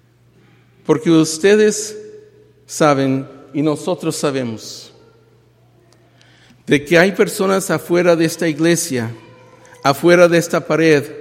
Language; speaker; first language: Spanish; early bilingual, heritage; Spanish